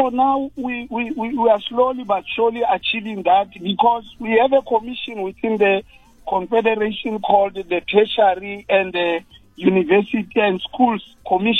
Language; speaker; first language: English; non-native, local second language; Tswana